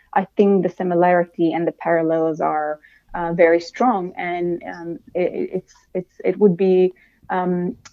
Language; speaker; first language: English; non-native, fluent; Arabic